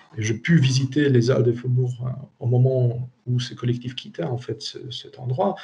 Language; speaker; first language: French; non-native, fluent; Polish